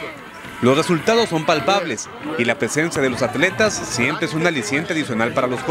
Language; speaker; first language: Spanish; native; Spanish